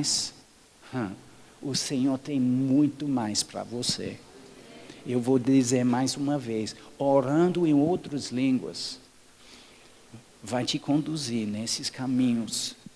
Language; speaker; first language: Portuguese; non-native, fluent; English